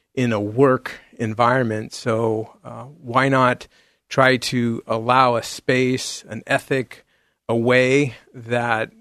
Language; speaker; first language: English; native; English